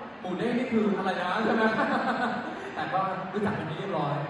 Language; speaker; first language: Thai; native; Thai